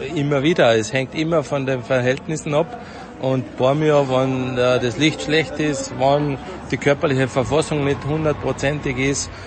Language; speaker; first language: German; native; German